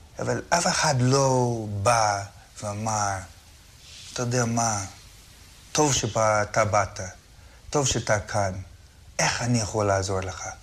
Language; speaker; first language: Hebrew; non-native, fluent; English